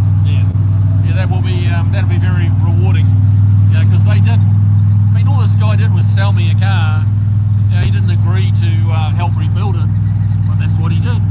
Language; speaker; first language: English; native; English